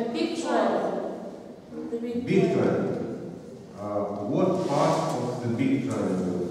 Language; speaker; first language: English; non-native, fluent; Russian